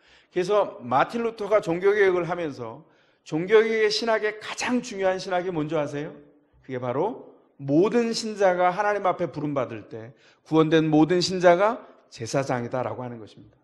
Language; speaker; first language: Korean; native; Korean